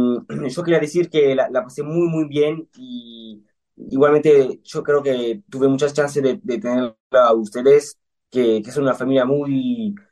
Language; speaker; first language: Spanish; early bilingual, heritage; Spanish